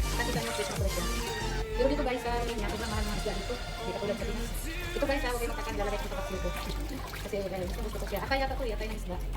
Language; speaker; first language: Filipino; non-native, local second language; Cebuano